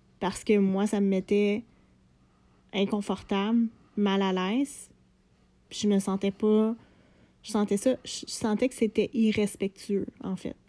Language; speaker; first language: French; native; French